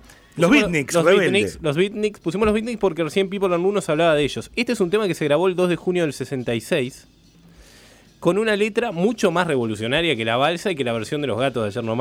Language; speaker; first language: Spanish; native; Spanish